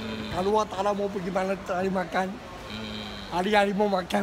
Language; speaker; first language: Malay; non-native, local second language; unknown